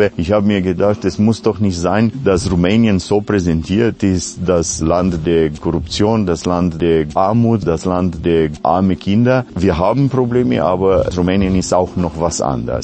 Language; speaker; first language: German; non-native, fluent; Romanian